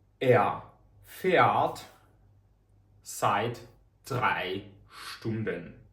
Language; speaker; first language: German; non-native, fluent; Ukrainian